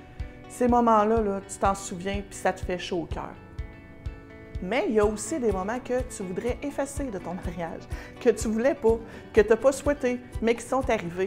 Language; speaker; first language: French; native; French